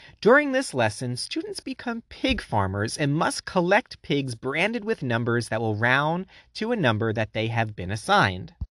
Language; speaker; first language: English; native; English